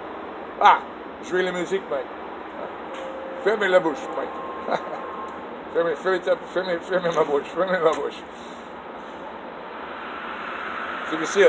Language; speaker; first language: French; non-native, learner; English